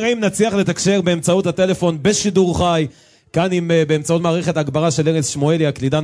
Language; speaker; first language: Hebrew; native; Hebrew